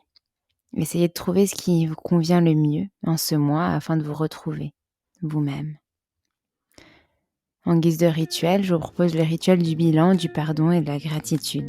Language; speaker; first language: French; native; French